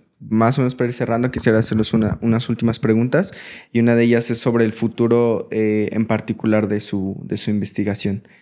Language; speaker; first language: Spanish; native; Spanish